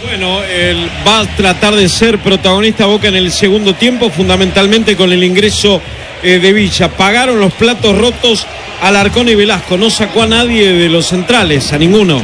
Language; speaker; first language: Spanish; native; Spanish